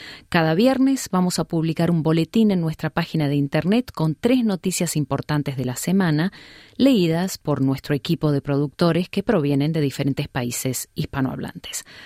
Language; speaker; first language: Spanish; native; Spanish